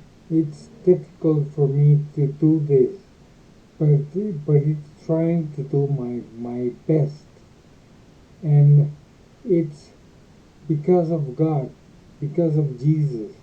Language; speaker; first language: English; non-native, learner; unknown